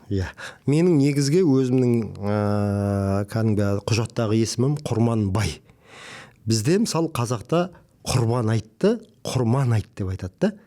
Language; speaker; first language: Kazakh; native; Kazakh